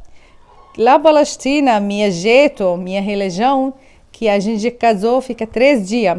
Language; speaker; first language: Portuguese; non-native, learner; Arabic